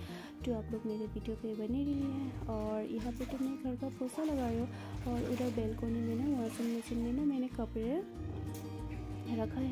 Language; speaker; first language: Hindi; non-native, local second language; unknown